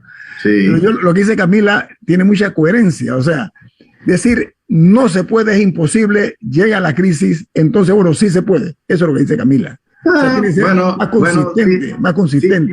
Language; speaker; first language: Spanish; native; Spanish